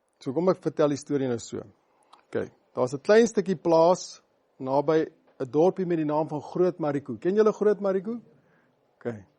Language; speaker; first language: Afrikaans; non-native, local second language; English